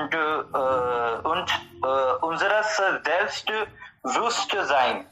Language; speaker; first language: German; non-native, learner; Hindi